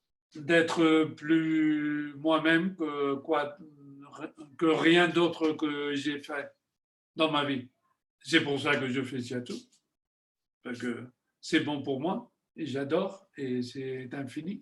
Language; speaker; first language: French; non-native, fluent; Spanish